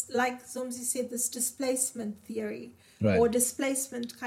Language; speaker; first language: English; native; English